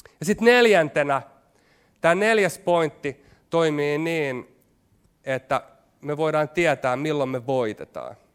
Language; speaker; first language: Finnish; native; Finnish